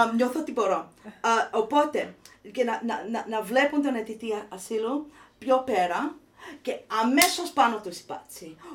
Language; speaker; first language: Greek; early bilingual, heritage; Greek